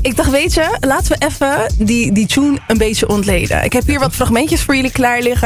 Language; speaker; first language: Dutch; native; Dutch